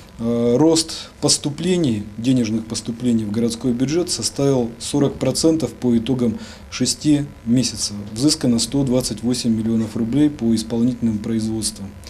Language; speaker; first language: Russian; native; Russian